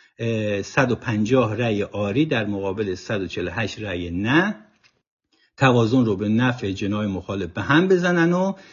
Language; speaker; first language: Persian; native; Persian